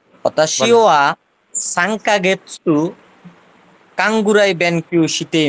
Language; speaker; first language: Japanese; non-native, learner; Bangla